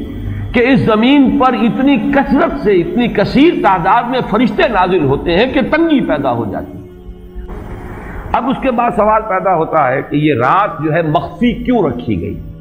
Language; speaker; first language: Urdu; native; Urdu